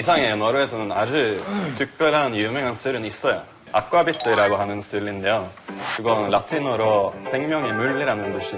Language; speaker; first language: Korean; non-native, fluent; Norwegian